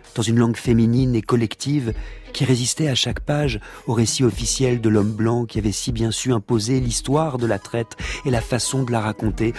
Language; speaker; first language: French; native; French